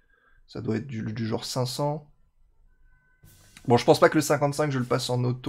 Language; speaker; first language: French; native; French